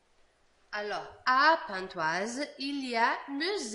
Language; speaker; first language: French; non-native, fluent; Portuguese